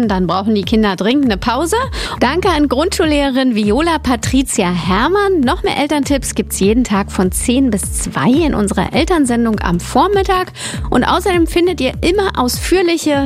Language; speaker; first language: German; native; German